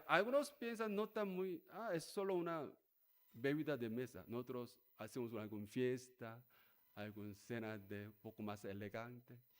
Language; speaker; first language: Spanish; non-native, learner; Korean